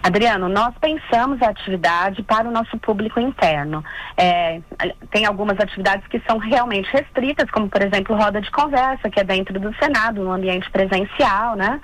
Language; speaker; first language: Portuguese; native; Portuguese